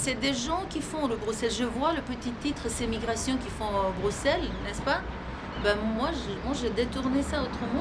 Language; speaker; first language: French; non-native, fluent; Serbian